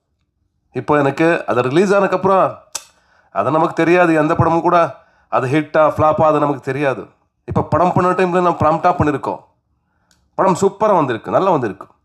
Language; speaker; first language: Tamil; non-native, learner; Kannada